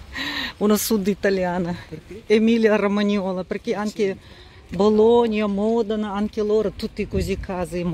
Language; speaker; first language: Italian; non-native, learner; Russian